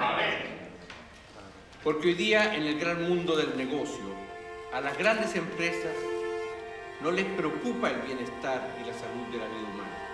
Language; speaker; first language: Spanish; native; Spanish